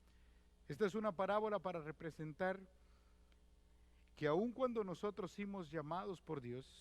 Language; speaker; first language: Spanish; native; Spanish